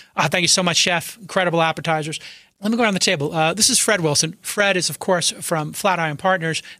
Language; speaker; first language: English; native; English